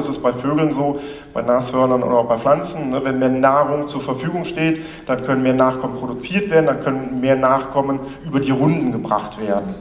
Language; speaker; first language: German; native; German